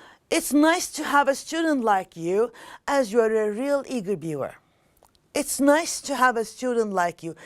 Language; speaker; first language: English; non-native, fluent; Turkish